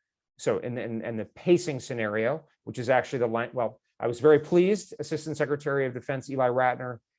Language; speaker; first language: English; native; English